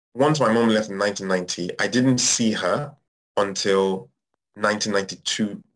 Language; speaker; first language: English; non-native, local second language; Yoruba